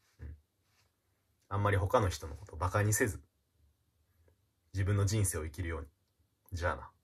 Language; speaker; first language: Japanese; native; Japanese